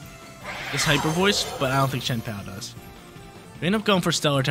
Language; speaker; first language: English; native; English